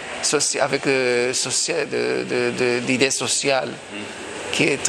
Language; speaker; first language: French; non-native, fluent; Hebrew